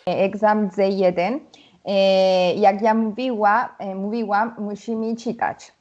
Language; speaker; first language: Polish; non-native, learner; Spanish